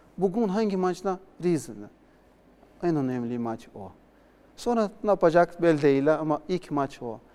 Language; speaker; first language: Turkish; non-native, learner; Portuguese